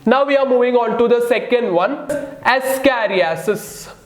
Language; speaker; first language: English; non-native, local second language; Malayalam